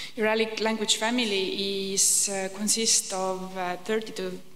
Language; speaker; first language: English; non-native, fluent; Estonian